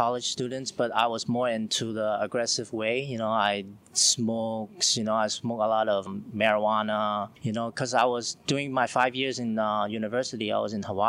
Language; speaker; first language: English; non-native, local second language; Cantonese